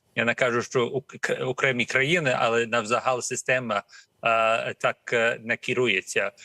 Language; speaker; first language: Ukrainian; early bilingual, heritage; Ukrainian